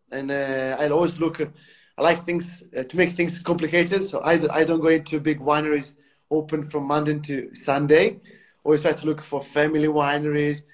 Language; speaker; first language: English; non-native, fluent; Italian